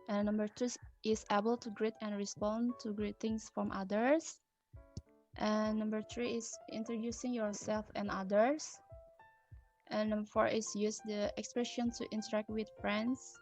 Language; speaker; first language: English; non-native, learner; Indonesian